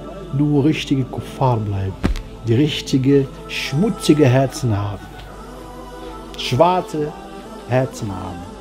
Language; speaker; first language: German; non-native, learner; Arabic